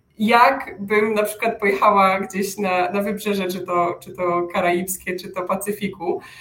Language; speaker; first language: Polish; native; Polish